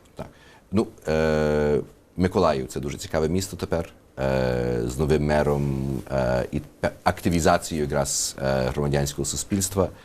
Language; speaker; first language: Ukrainian; early bilingual, heritage; Ukrainian